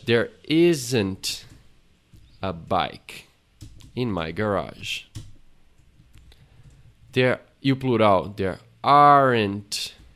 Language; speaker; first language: English; non-native, fluent; Portuguese